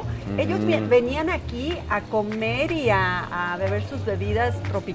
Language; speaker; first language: Spanish; native; Spanish